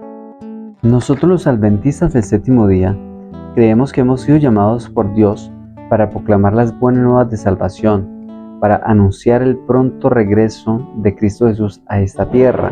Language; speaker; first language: Spanish; native; Spanish